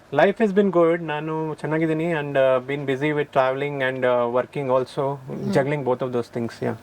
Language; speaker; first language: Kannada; non-native, learner; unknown